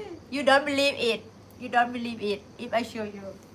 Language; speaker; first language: English; non-native, learner; Thai